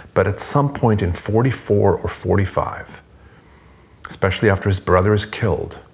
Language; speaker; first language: English; non-native, fluent; Swedish